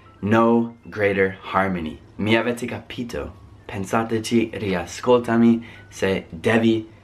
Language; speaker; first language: Italian; non-native, fluent; English